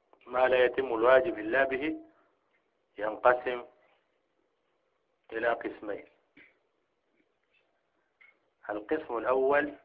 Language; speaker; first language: Arabic; native; Arabic